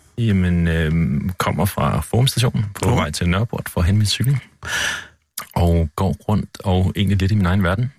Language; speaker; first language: Danish; native; Danish